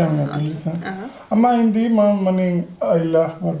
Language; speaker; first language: Turkish; non-native, learner; Spanish